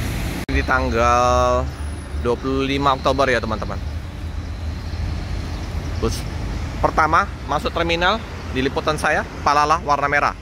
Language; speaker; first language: Indonesian; native; Indonesian